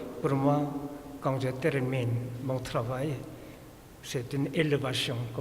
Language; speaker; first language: French; non-native, fluent; Korean